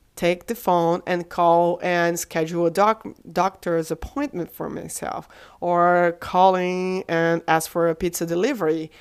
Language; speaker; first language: English; non-native, fluent; Portuguese